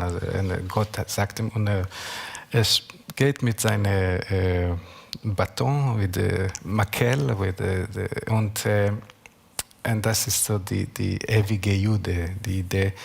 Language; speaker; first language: German; non-native, learner; Hebrew